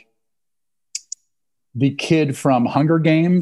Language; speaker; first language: English; native; English